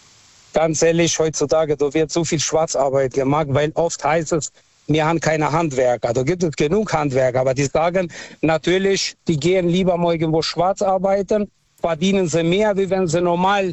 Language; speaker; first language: German; early bilingual, other home language; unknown